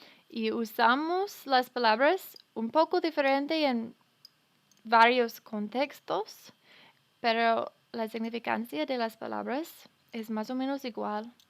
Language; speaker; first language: Spanish; non-native, fluent; English